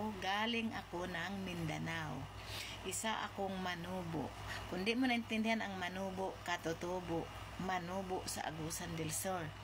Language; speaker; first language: Filipino; non-native, local second language; Cebuano